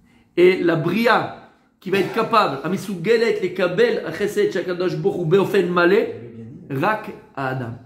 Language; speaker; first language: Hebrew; non-native, fluent; French